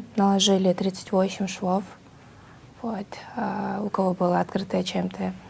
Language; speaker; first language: Russian; non-native, local second language; Kyrgyz